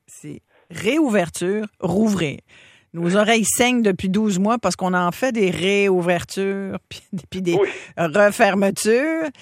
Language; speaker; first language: French; native; French